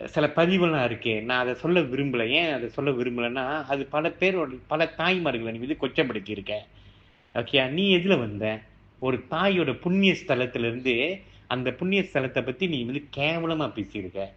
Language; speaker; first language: Tamil; early bilingual, heritage; Tamil